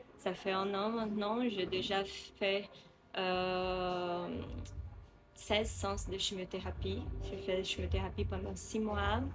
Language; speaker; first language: French; non-native, fluent; Portuguese